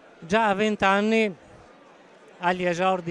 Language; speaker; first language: Italian; native; Italian